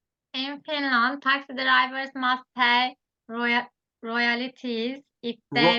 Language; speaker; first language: English; non-native, learner; Turkish